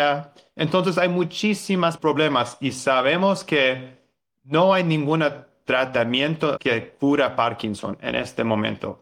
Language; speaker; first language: Spanish; non-native, learner; English